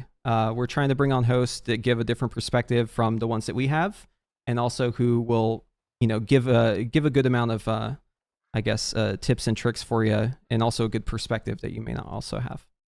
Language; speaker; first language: English; native; English